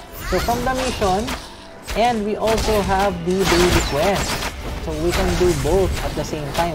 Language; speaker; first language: English; non-native, local second language; Filipino